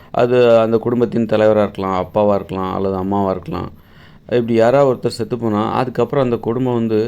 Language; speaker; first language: Tamil; native; Tamil